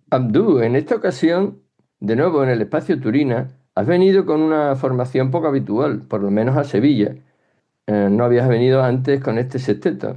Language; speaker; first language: Spanish; native; Spanish